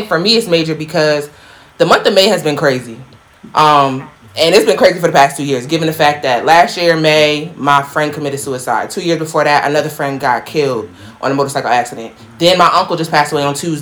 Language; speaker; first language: English; native; English